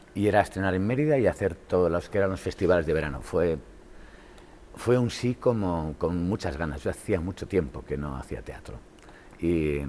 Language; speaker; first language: Spanish; native; Spanish